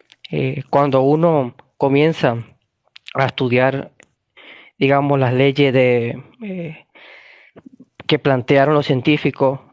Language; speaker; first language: Spanish; native; Spanish